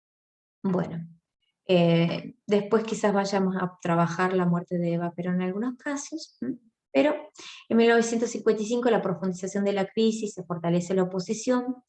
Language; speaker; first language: Spanish; native; Spanish